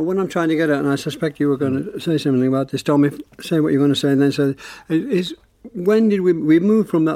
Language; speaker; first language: English; native; English